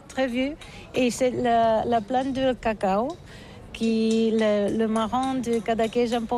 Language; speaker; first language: French; non-native, learner; Catalan